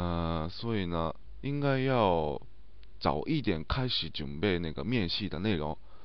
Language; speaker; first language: Chinese; non-native, learner; Japanese